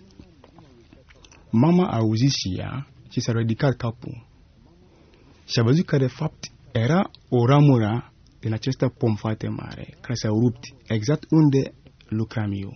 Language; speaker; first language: Romanian; non-native, fluent; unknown